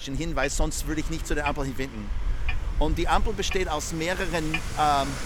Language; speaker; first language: German; non-native, fluent; English